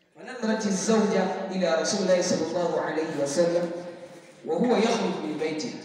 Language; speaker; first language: Arabic; non-native, learner; Hausa